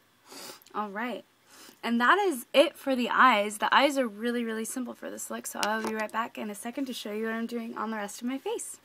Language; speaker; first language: English; native; English